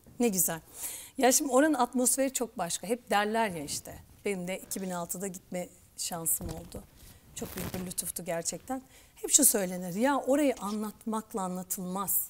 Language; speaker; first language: Turkish; native; Turkish